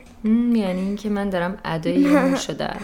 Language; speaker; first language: Persian; native; Persian